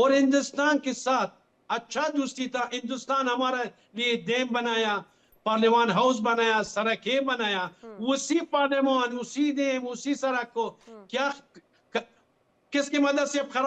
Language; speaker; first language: Hindi; non-native, fluent; Pashto